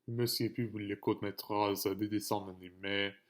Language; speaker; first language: French; non-native, learner; English